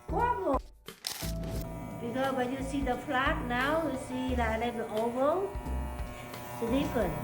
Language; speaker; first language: English; non-native, learner; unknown